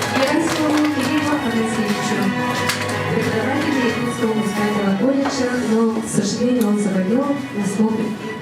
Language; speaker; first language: Russian; non-native, local second language; Yakut